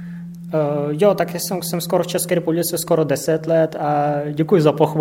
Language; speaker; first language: Czech; non-native, fluent; Russian